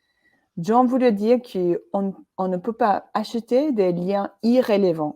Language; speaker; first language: French; non-native, fluent; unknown